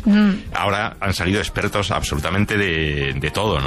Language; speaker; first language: Spanish; native; Spanish